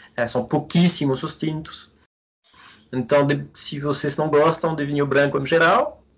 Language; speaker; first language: Portuguese; non-native, fluent; French